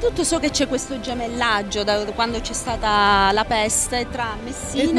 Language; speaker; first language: Italian; native; Italian